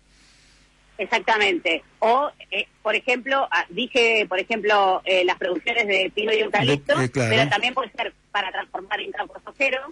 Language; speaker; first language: Spanish; native; Spanish